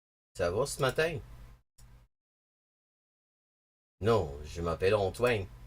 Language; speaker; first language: French; non-native, learner; English